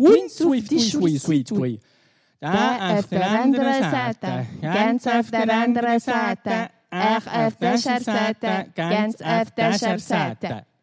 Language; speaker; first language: German; native; German